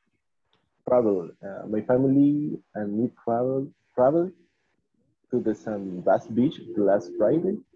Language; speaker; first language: English; non-native, learner; Spanish